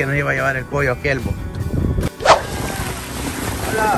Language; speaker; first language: Spanish; native; Spanish